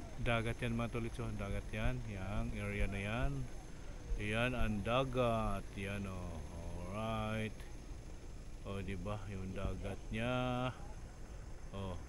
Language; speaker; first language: Filipino; non-native, local second language; Cebuano